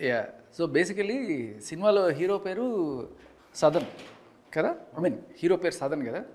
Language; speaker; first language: Telugu; native; Telugu